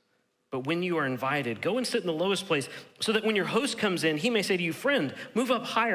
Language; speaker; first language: English; native; English